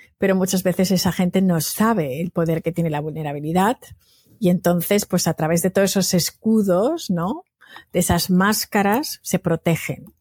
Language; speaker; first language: Spanish; native; Spanish